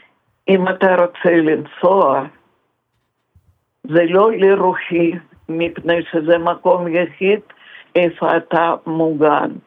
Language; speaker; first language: Hebrew; non-native, fluent; Russian